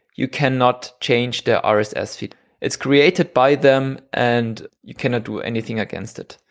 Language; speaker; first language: English; non-native, fluent; German